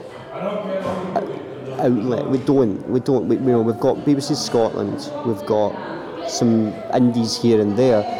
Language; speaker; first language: English; native; English